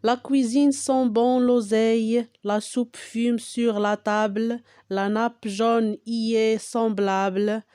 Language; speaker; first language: French; non-native, local second language; Arabic